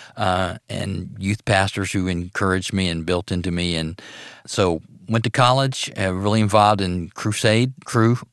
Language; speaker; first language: English; native; English